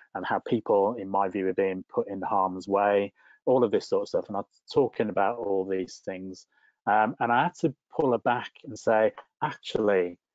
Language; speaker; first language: English; native; English